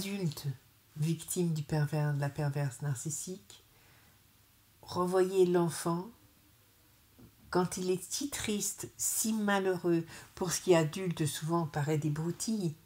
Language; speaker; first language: French; native; French